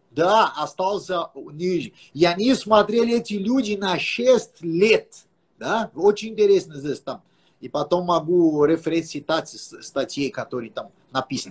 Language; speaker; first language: Russian; non-native, fluent; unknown